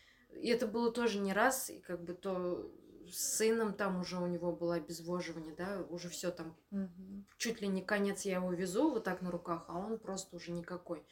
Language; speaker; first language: Russian; native; Russian